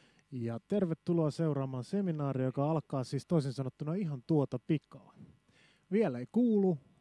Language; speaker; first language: Finnish; native; Finnish